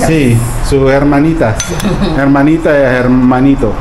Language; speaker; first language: Spanish; non-native, learner; Filipino